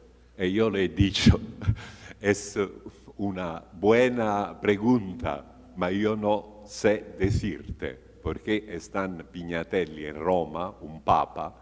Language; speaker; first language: Spanish; non-native, fluent; Italian